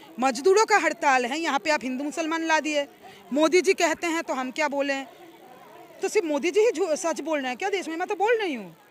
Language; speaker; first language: Hindi; non-native, local second language; Bangla